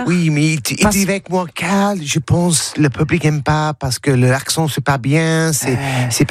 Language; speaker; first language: French; non-native, learner; English